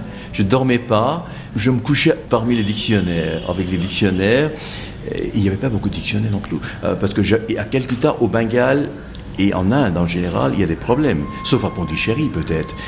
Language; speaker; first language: French; non-native, fluent; Bangla